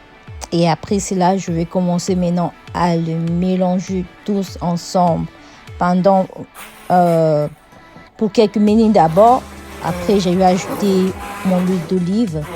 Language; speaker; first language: French; non-native, fluent; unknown